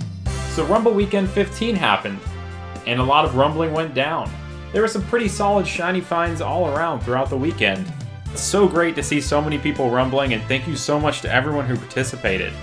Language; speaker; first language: English; native; English